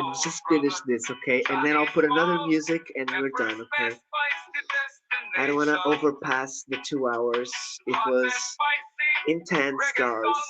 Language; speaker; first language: English; non-native, fluent; Portuguese